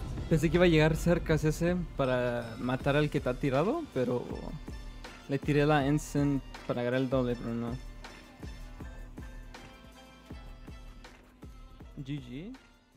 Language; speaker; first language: Spanish; early bilingual, other home language; English